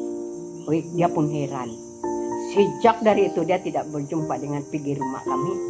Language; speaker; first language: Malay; non-native, local second language; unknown